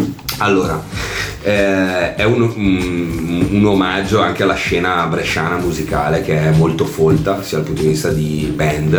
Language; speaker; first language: Italian; native; Italian